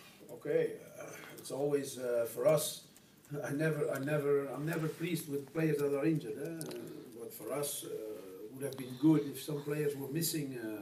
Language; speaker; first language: English; non-native, fluent; Dutch